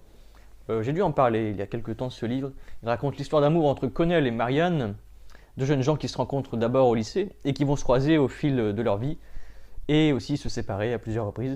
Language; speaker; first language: French; native; French